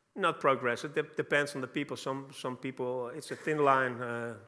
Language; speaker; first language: English; non-native, fluent; Dutch